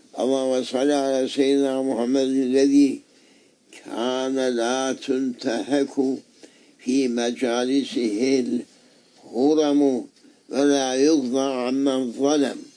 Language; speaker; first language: Arabic; non-native, fluent; Turkish